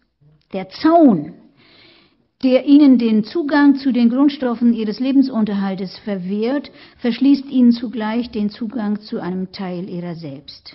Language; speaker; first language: German; native; German